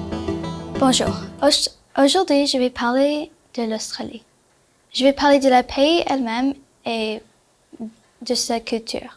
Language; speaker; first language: French; non-native, learner; Spanish